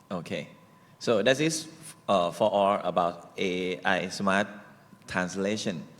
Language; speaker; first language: English; non-native, learner; Thai